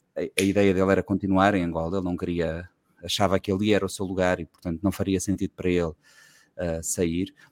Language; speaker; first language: Portuguese; native; Portuguese